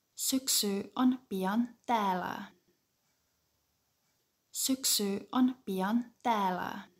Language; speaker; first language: Finnish; non-native, fluent; German